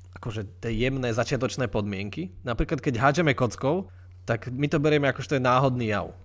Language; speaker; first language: Slovak; native; Slovak